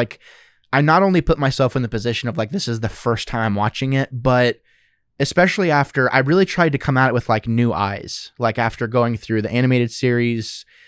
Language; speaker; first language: English; native; English